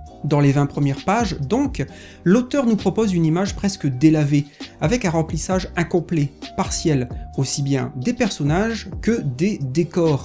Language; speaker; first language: French; native; French